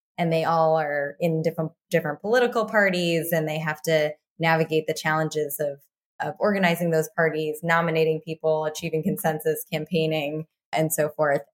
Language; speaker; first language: English; native; English